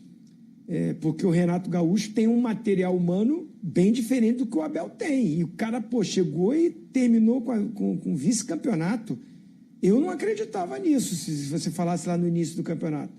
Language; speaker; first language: Portuguese; native; Portuguese